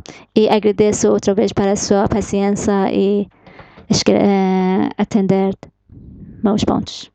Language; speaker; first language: Portuguese; non-native, fluent; Persian